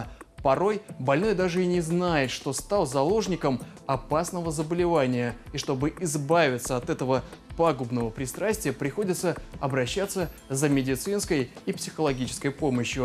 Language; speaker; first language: Russian; native; Russian